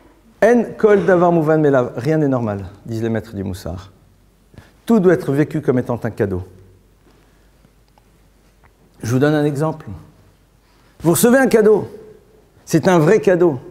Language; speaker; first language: French; native; French